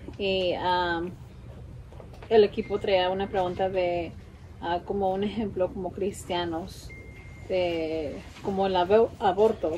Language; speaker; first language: Spanish; early bilingual, heritage; Spanish